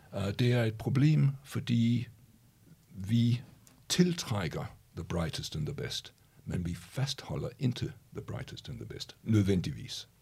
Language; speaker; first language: Danish; native; Danish